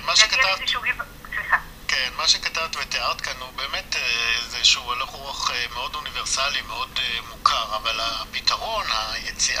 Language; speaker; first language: Hebrew; native; Hebrew